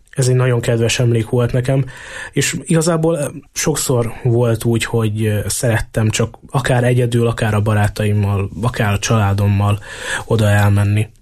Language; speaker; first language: Hungarian; native; Hungarian